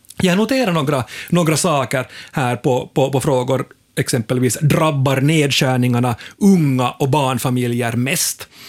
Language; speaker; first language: Swedish; native; Swedish